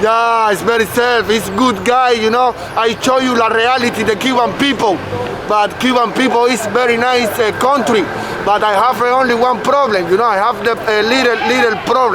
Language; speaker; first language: English; non-native, learner; Spanish